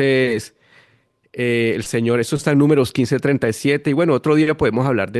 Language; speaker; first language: Spanish; native; Spanish